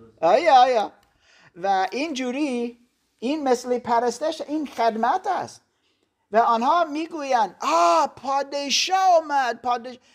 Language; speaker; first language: Persian; non-native, learner; German